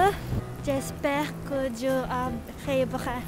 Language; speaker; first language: French; non-native, learner; Japanese